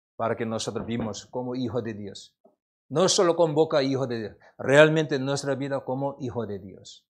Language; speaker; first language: Spanish; non-native, learner; Korean